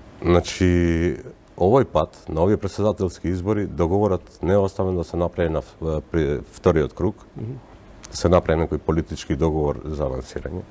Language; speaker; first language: Macedonian; non-native, local second language; Albanian